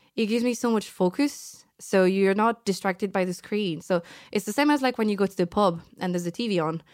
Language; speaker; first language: English; non-native, fluent; French